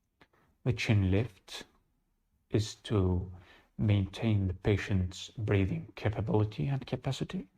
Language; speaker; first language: English; non-native, fluent; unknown